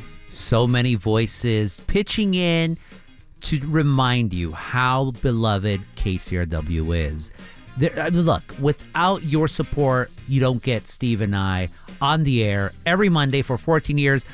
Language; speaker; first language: English; early bilingual, other home language; Spanish